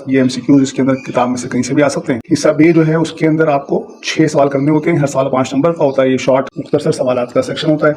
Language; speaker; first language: Urdu; native; Urdu